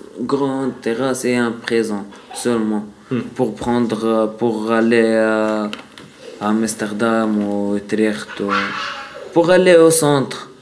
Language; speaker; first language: French; non-native, learner; Arabic